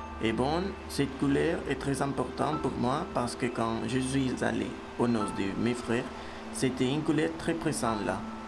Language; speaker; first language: French; non-native, fluent; Spanish